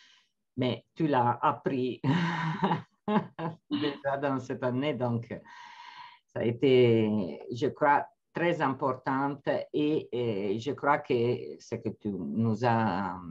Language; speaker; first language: French; non-native, fluent; Italian